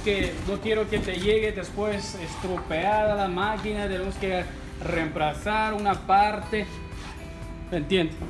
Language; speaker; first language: Spanish; non-native, fluent; Chinese